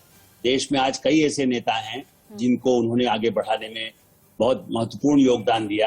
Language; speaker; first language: Hindi; native; Hindi